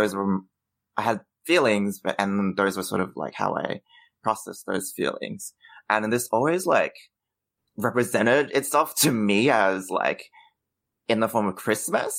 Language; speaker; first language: English; native; English